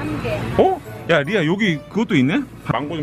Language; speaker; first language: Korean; native; Korean